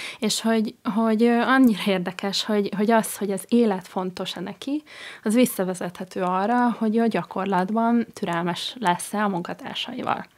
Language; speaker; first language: Hungarian; non-native, fluent; English